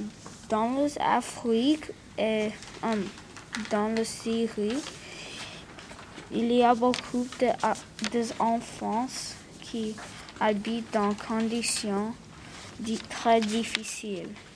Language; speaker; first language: French; non-native, learner; English